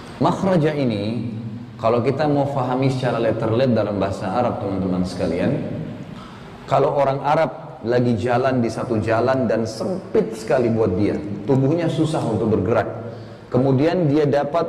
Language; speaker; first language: Indonesian; native; Indonesian